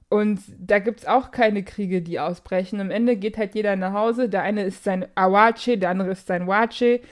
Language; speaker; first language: German; early bilingual, other home language; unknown